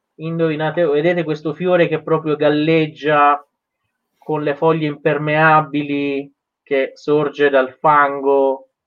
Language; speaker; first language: Italian; non-native, fluent; Persian